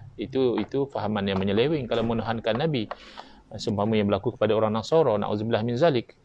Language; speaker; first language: Malay; native; Malay